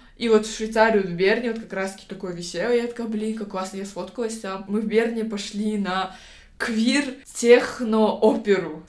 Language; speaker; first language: Russian; native; Russian